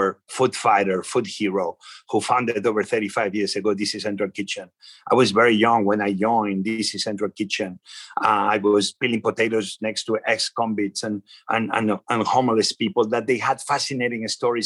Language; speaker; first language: English; non-native, fluent; Spanish